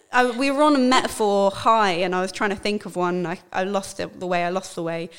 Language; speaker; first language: English; native; English